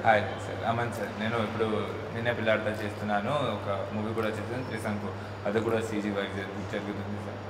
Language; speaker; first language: Telugu; non-native, learner; Hindi